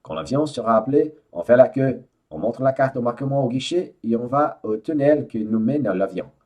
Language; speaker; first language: French; non-native, fluent; Portuguese